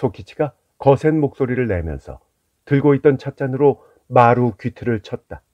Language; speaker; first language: Korean; native; Korean